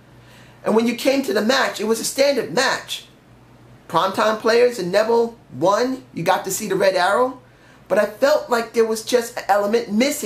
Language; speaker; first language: English; native; English